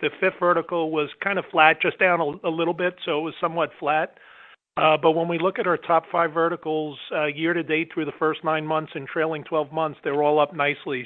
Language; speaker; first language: English; native; English